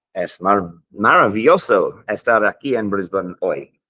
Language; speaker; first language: Spanish; non-native, learner; English